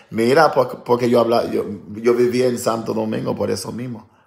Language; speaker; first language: Spanish; non-native, learner; English